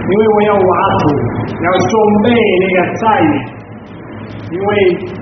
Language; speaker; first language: Chinese; non-native, fluent; Italian